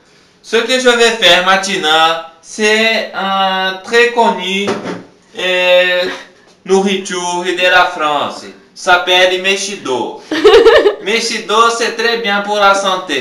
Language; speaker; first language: French; non-native, learner; Portuguese